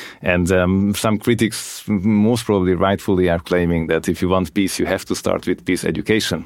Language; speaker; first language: English; non-native, fluent; Hungarian